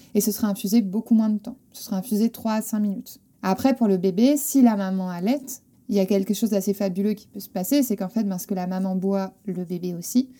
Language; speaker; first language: French; non-native, fluent; Spanish